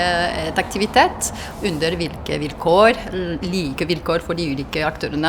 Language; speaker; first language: Norwegian; non-native, fluent; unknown